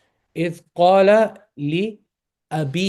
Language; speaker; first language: Arabic; non-native, fluent; English